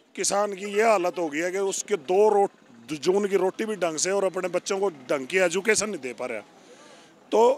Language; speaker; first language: Hindi; native; Hindi